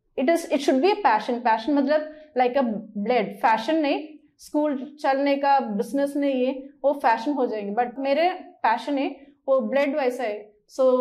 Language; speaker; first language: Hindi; non-native, local second language; Malayalam